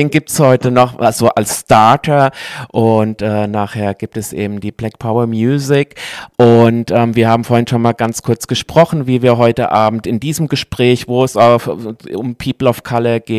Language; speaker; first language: German; native; German